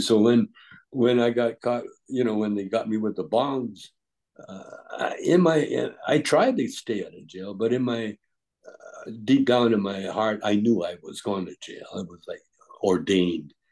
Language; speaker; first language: English; native; English